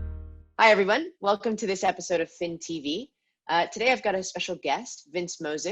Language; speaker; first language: English; native; English